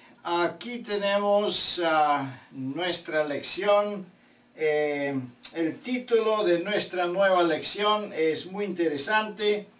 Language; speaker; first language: Spanish; non-native, fluent; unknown